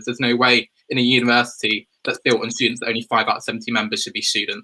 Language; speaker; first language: English; native; English